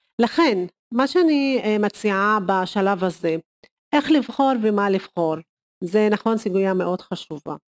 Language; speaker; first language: Hebrew; non-native, local second language; Arabic